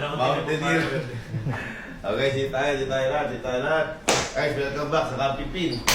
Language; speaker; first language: Filipino; native; Filipino